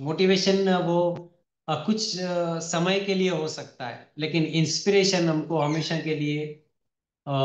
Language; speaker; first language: Hindi; non-native, local second language; Telugu